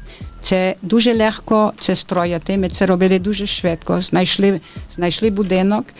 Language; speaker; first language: Ukrainian; early bilingual, heritage; Ukrainian